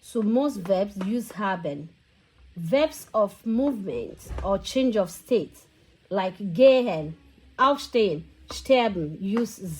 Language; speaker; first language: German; non-native, fluent; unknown